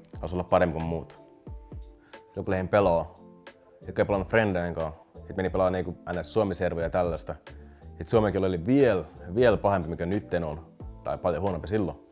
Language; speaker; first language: Finnish; early bilingual, other home language; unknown